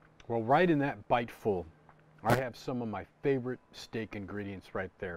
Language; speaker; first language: English; native; English